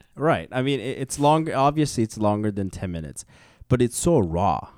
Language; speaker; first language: English; early bilingual, other home language; Korean